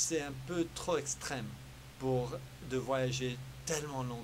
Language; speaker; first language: French; early bilingual, heritage; French